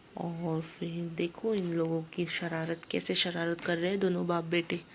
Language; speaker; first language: Hindi; native; Hindi